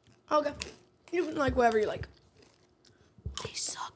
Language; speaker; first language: English; native; English